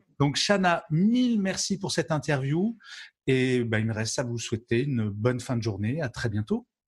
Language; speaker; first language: French; native; French